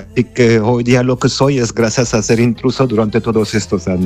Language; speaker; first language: Spanish; non-native, fluent; Armenian